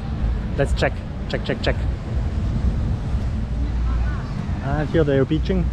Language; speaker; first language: English; non-native, fluent; German